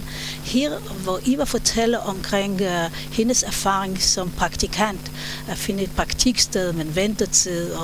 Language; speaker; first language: Danish; non-native, learner; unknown